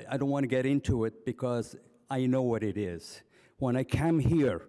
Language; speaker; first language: English; non-native, fluent; Arabic